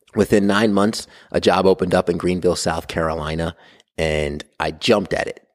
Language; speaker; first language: English; native; English